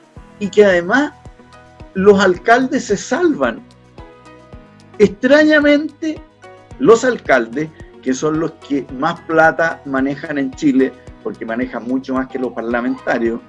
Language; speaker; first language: Spanish; native; Spanish